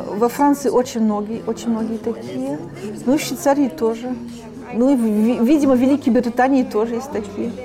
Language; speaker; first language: Russian; early bilingual, heritage; Russian